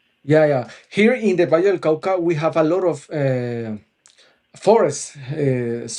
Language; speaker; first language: English; non-native, local second language; Spanish